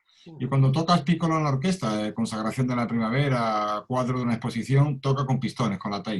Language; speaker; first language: Spanish; native; Spanish